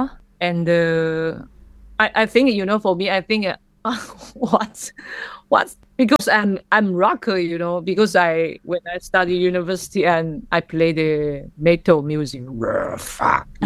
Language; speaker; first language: English; non-native, learner; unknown